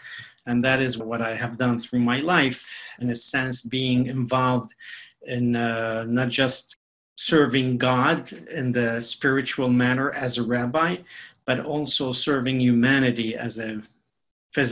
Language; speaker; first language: English; non-native, fluent; Spanish